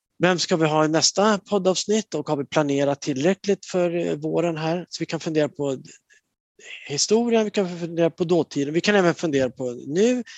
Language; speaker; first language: Swedish; native; Swedish